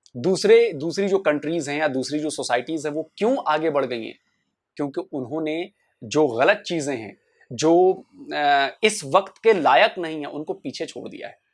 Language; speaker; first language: Hindi; native; Hindi